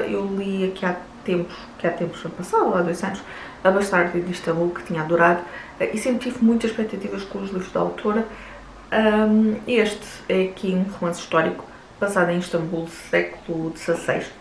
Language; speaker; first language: Portuguese; native; Portuguese